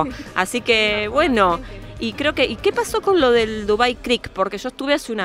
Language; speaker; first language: Spanish; native; Spanish